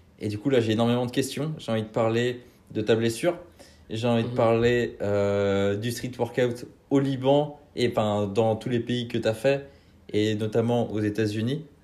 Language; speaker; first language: French; native; French